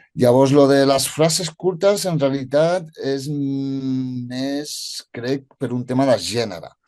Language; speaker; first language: Catalan; early bilingual, other home language; Arabic